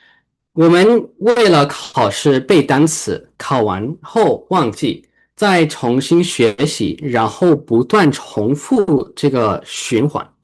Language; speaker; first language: Chinese; early bilingual, heritage; Chinese